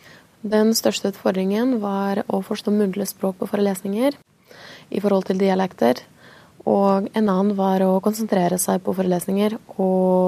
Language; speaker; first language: Norwegian; non-native, fluent; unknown